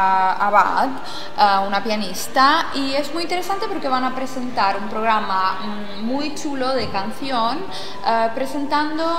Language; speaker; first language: Spanish; non-native, fluent; Italian